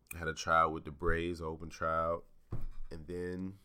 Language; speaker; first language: English; native; English